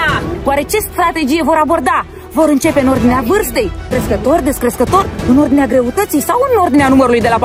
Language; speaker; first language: Romanian; native; Romanian